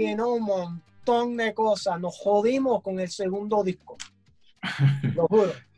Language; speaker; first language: Spanish; early bilingual, heritage; English